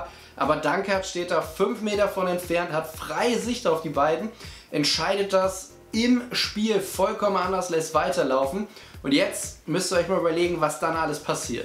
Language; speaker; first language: German; native; German